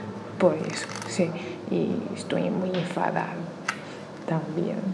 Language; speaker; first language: Spanish; non-native, learner; Chinese